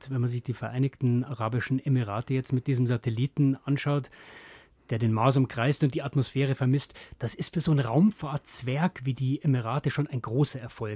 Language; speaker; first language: German; native; German